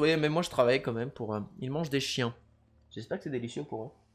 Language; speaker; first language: French; native; French